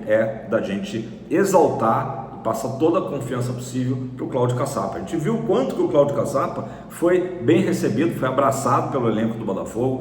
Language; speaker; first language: Portuguese; native; Portuguese